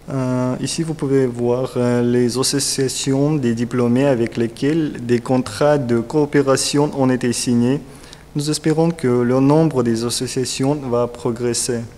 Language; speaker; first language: French; non-native, learner; Russian